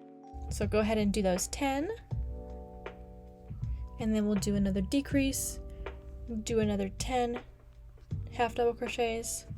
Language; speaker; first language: English; native; English